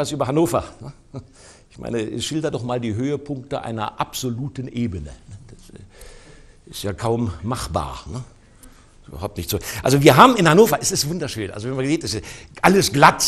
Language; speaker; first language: German; native; German